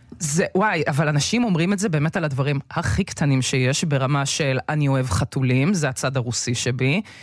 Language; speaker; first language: Hebrew; early bilingual, other home language; Russian